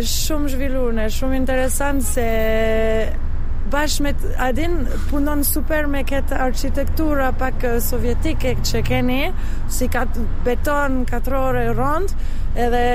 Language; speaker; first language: Albanian; non-native, fluent; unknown